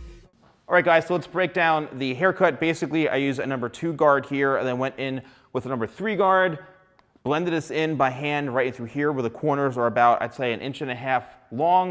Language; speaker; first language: English; native; English